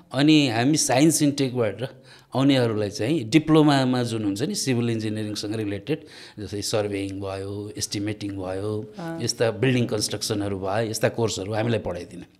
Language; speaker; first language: Nepali; non-native, local second language; Maithili